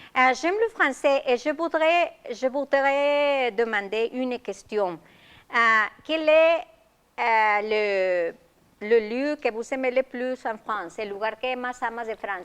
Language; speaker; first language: French; non-native, learner; Spanish